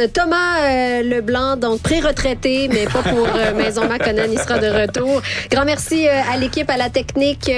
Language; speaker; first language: French; native; French